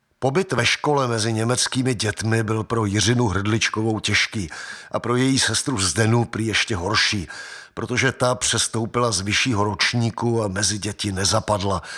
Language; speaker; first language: Czech; native; Czech